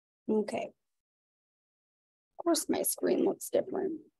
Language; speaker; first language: English; native; English